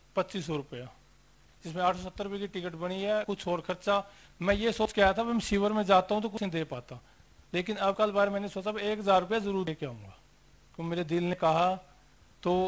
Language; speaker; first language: Hindi; native; Hindi